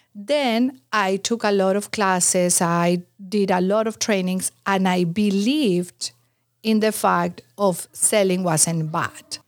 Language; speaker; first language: English; non-native, fluent; Spanish